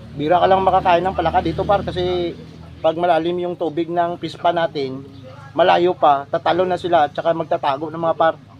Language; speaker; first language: Filipino; non-native, local second language; Hiligaynon